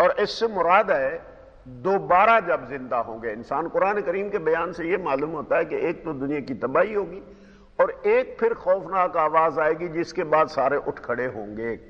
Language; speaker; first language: Urdu; non-native, local second language; Punjabi